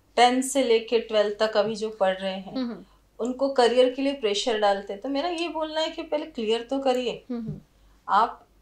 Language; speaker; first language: Hindi; native; Hindi